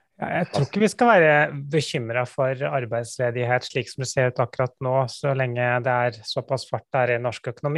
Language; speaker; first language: Norwegian; native; Norwegian